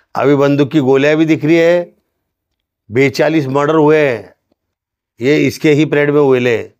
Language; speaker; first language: Hindi; non-native, local second language; Marathi